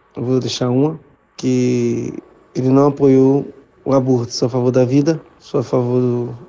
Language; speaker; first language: Portuguese; native; Portuguese